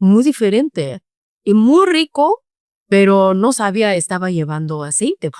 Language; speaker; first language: Spanish; non-native, fluent; Korean